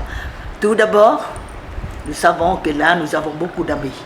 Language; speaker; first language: French; non-native, fluent; Vietnamese